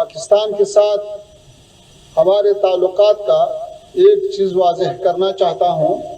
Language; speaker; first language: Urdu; non-native, fluent; Pashto